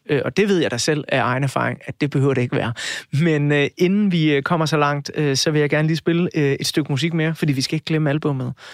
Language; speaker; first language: Danish; native; Danish